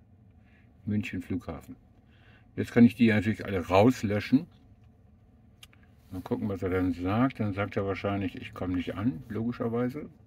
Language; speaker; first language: German; native; German